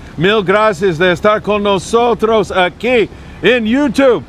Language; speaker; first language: Spanish; non-native, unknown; English